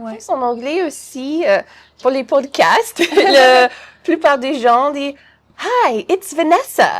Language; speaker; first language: French; non-native, fluent; English